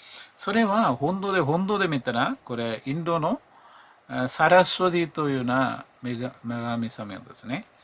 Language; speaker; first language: Japanese; non-native, fluent; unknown